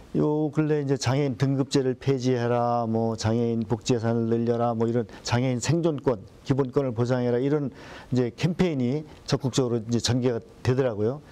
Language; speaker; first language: Korean; native; Korean